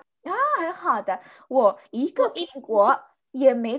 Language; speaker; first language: Chinese; non-native, fluent; Indonesian